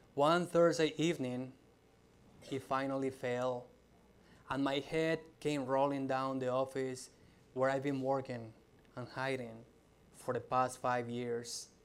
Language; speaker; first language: English; non-native, fluent; Spanish